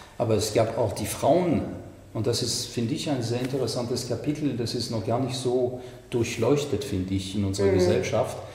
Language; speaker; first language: German; non-native, fluent; French